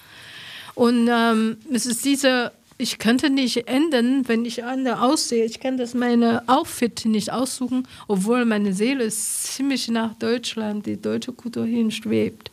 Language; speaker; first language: German; non-native, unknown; Chinese